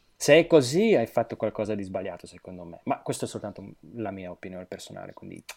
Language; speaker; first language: Italian; non-native, fluent; Slovak